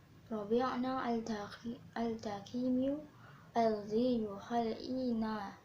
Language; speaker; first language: Arabic; non-native, learner; Indonesian